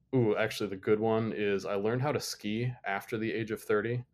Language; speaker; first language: English; native; English